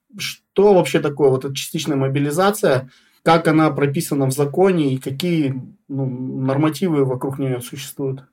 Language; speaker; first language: Russian; native; Russian